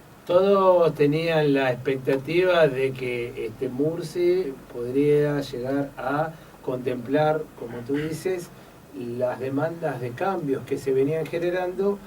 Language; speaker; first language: Spanish; native; Spanish